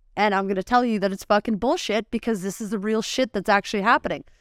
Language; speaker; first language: English; native; English